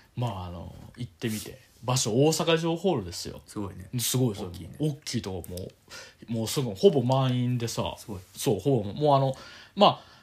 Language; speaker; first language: Japanese; native; Japanese